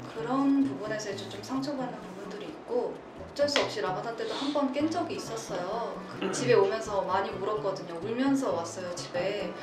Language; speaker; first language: Korean; native; Korean